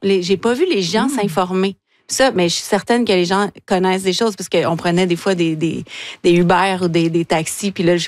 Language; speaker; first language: French; native; French